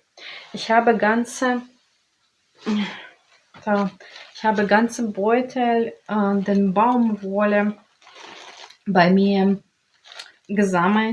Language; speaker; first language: German; non-native, learner; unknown